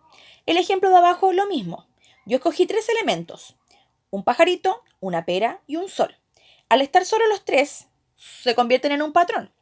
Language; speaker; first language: Spanish; native; Spanish